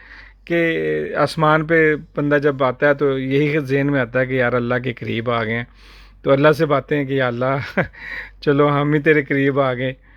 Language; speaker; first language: Urdu; native; Urdu